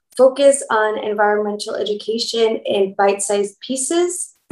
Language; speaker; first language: English; early bilingual, other home language; Spanish